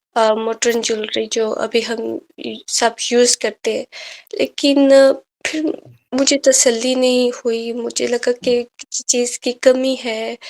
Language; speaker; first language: Urdu; native; Urdu